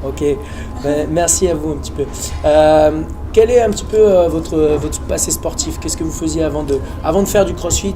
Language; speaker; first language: French; native; French